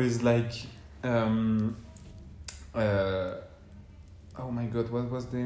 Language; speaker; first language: English; non-native, fluent; French